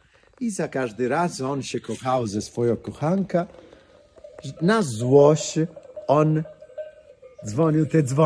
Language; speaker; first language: Polish; non-native, fluent; Italian